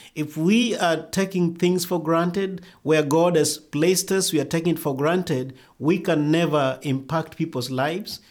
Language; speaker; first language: English; non-native, local second language; Luo (Kenya and Tanzania)